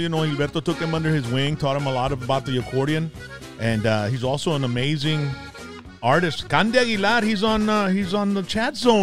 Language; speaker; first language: English; early bilingual, other home language; Spanish